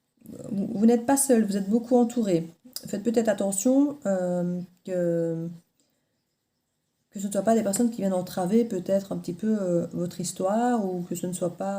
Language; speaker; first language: French; native; French